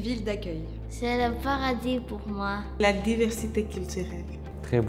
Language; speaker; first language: French; non-native, learner; Arabic